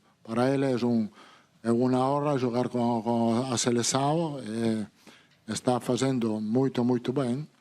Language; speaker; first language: Portuguese; non-native, fluent; Italian